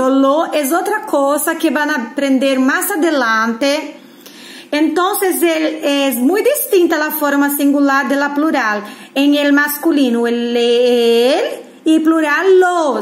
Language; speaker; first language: Spanish; non-native, fluent; Portuguese